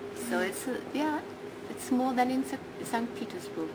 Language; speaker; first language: English; non-native, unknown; German